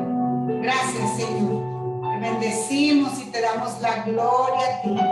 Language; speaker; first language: Spanish; native; Spanish